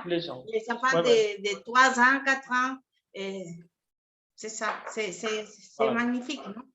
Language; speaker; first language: French; non-native, fluent; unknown